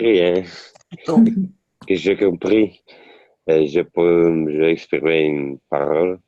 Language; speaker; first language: French; non-native, learner; Italian